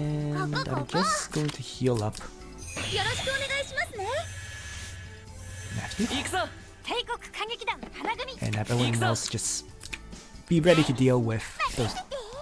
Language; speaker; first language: English; native; English